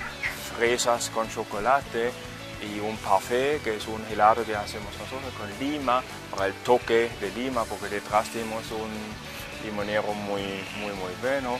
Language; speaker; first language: Spanish; non-native, fluent; German